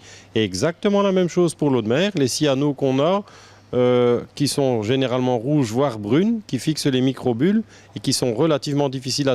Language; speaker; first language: French; native; French